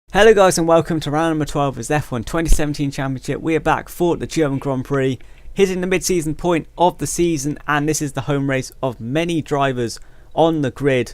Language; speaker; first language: English; native; English